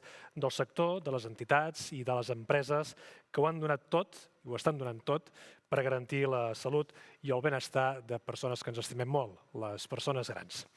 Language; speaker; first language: Catalan; native; Catalan